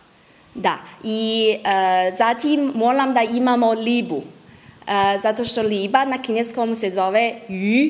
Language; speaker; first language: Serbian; non-native, learner; Chinese